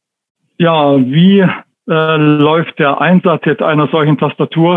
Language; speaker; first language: German; native; German